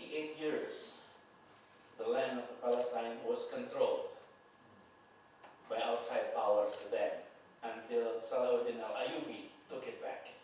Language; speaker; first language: English; non-native, fluent; Indonesian